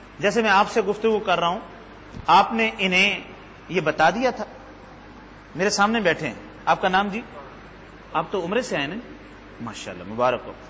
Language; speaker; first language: Urdu; native; Urdu